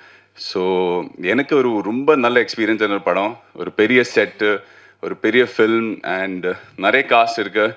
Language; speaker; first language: Tamil; non-native, fluent; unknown